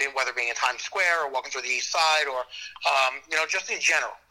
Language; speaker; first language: English; native; English